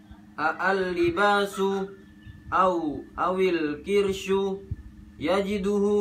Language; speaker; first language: Arabic; non-native, learner; Indonesian